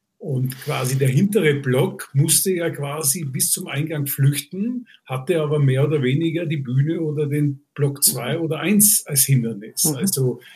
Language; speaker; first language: German; native; German